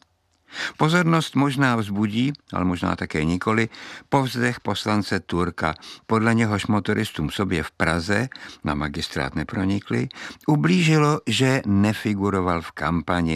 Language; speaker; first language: Czech; native; Czech